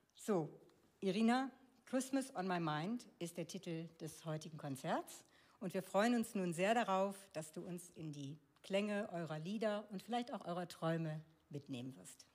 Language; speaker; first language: German; native; German